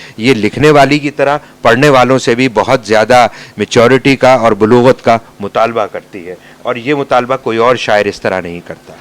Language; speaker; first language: Urdu; native; Urdu